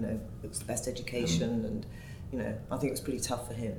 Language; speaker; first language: English; native; English